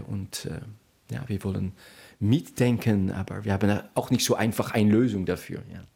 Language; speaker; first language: German; non-native, fluent; Dutch